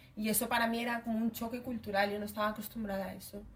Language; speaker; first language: Spanish; early bilingual, other home language; Arabic